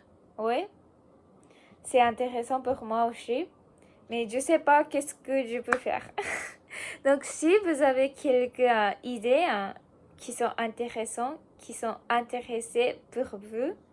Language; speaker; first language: French; non-native, learner; Japanese